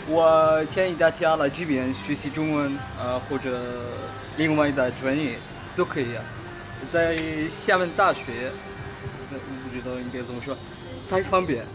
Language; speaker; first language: Chinese; non-native, fluent; Arabic